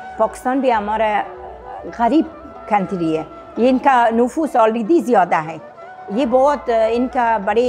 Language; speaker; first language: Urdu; non-native, fluent; Persian